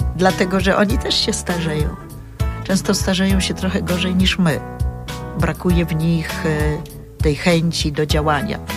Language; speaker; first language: Polish; native; Polish